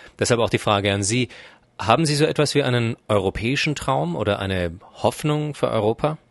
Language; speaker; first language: German; native; German